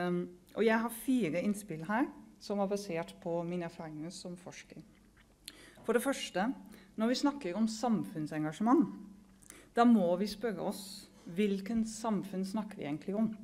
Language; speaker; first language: Norwegian; non-native, fluent; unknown